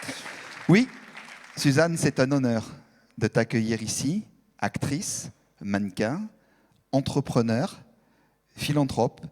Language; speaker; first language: French; native; French